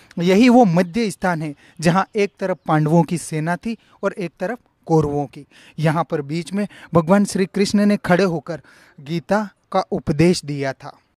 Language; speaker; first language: Hindi; native; Hindi